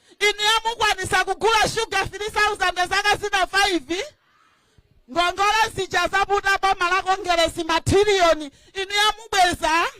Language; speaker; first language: Nyanja; native; Nyanja